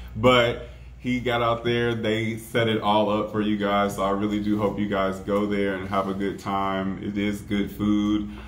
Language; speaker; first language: English; native; English